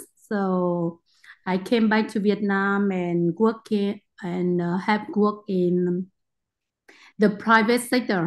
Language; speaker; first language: English; non-native, learner; Vietnamese